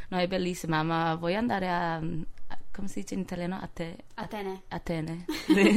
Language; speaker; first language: Italian; non-native, fluent; English